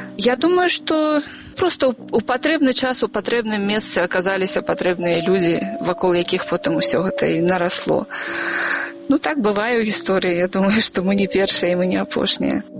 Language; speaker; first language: Belarusian; non-native, local second language; Russian